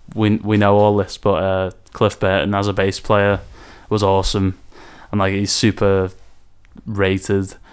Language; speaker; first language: English; native; English